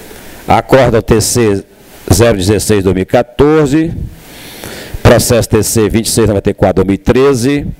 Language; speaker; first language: Portuguese; native; Portuguese